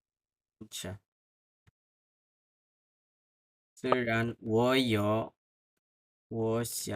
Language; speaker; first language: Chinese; non-native, fluent; Bangla